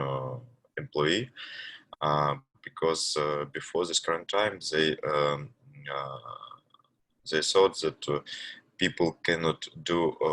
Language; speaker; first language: English; non-native, learner; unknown